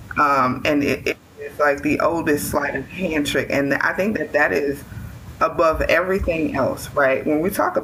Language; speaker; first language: English; native; English